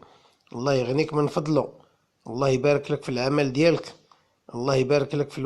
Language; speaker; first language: Arabic; native; Arabic